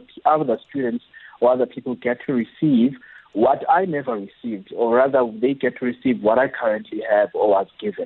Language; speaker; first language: English; non-native, local second language; Xhosa